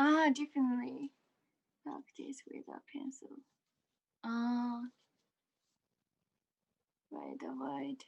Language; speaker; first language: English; non-native, learner; Japanese